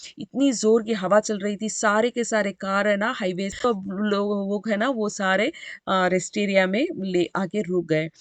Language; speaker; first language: Hindi; non-native, local second language; Urdu